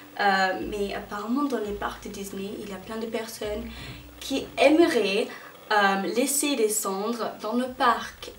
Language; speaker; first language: French; non-native, fluent; English